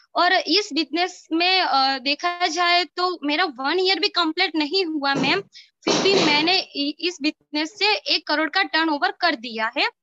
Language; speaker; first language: Hindi; non-native, local second language; Gujarati